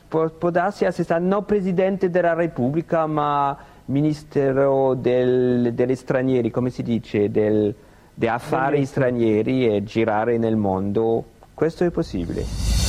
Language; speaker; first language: Italian; non-native, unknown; French